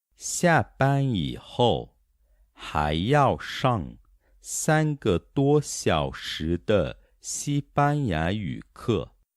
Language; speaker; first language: Chinese; non-native, fluent; Portuguese